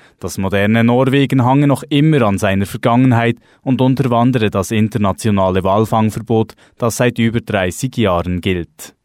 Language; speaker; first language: German; native; German